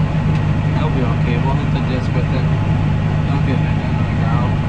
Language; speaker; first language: English; native; English